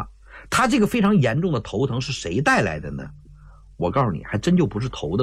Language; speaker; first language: Chinese; native; Chinese